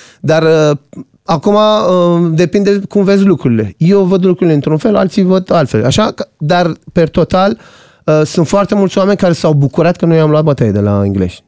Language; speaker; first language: Romanian; non-native, fluent; Persian